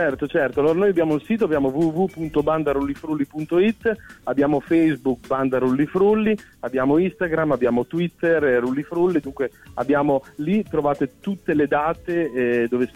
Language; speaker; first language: Italian; native; Italian